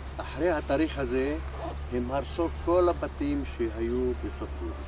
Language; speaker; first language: Hebrew; non-native, local second language; Arabic